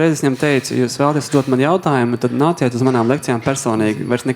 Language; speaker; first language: Latvian; native; Latvian